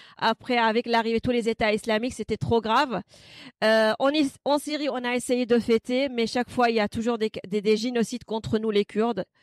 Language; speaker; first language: French; non-native, fluent; Kurdish